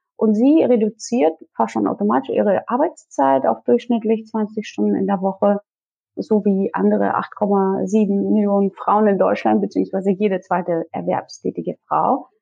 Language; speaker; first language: German; early bilingual, other home language; Russian